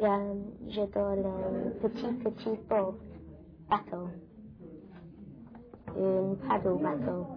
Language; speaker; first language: French; non-native, learner; English